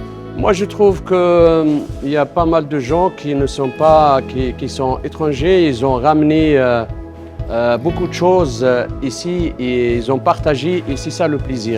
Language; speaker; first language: French; non-native, fluent; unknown